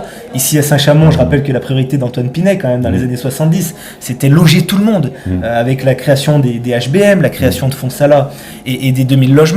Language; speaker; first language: French; native; French